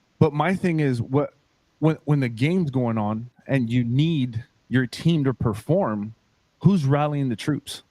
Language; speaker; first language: English; native; English